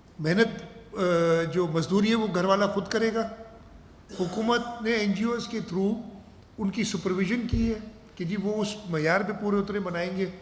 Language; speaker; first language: Urdu; non-native, local second language; Sindhi